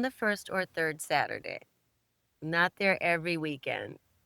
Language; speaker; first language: English; native; English